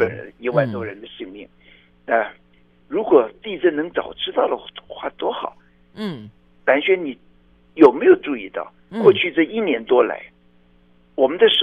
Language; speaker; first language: Chinese; native; Chinese